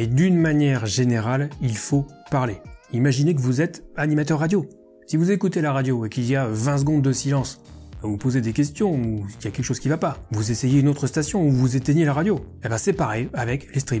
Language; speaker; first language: French; native; French